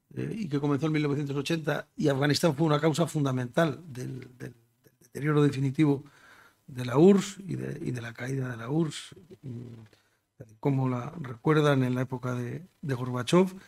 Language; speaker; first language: Spanish; native; Spanish